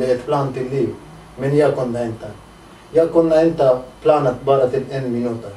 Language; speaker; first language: Swedish; non-native, learner; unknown